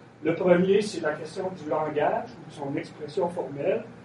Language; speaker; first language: French; native; French